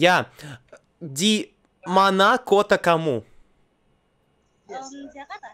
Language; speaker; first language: Indonesian; non-native, learner; Russian